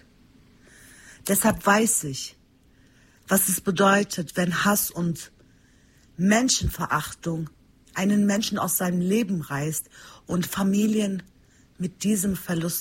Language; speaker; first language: German; early bilingual, other home language; Turkish